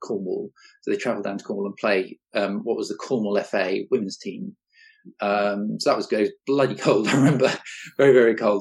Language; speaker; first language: English; native; English